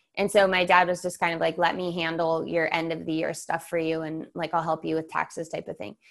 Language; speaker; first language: English; native; English